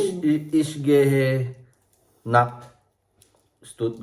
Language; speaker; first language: German; non-native, learner; Filipino